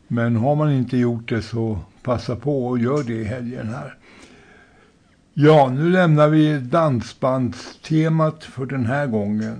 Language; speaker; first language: Swedish; native; Swedish